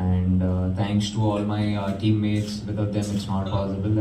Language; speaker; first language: English; non-native, local second language; Telugu